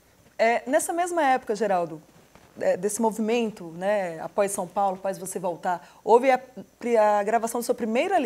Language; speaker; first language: Portuguese; native; Portuguese